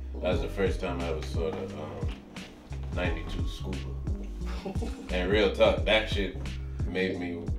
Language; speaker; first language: English; native; English